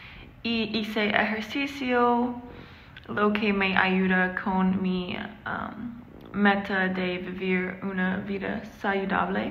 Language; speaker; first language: Spanish; non-native, learner; English